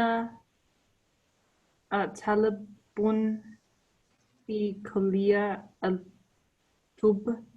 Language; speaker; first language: Arabic; non-native, learner; English